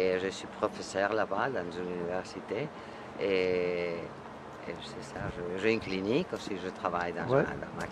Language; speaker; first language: French; non-native, fluent; Spanish